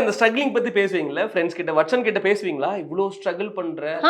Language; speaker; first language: Tamil; native; Tamil